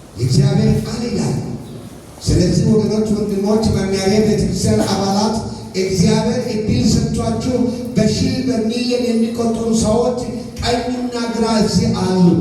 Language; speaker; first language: Amharic; non-native, local second language; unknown